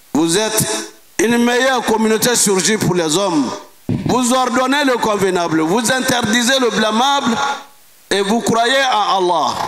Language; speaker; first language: French; non-native, local second language; Dyula